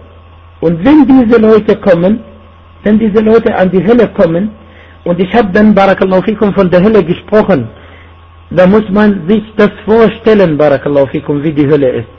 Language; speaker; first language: German; non-native, fluent; Arabic